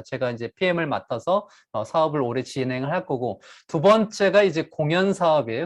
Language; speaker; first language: Korean; native; Korean